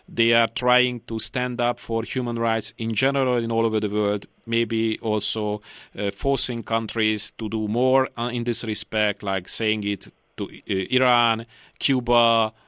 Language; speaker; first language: English; non-native, fluent; Hungarian